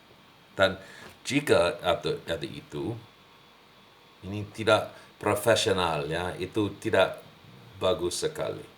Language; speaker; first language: Indonesian; non-native, learner; English